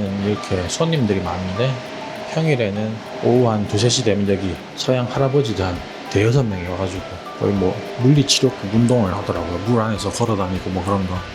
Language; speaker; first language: Korean; native; Korean